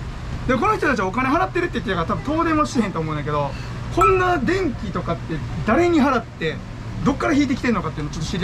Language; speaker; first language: Japanese; native; Japanese